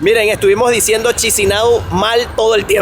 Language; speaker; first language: Spanish; native; Spanish